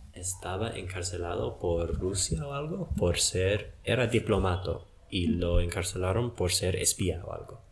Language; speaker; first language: Spanish; non-native, fluent; English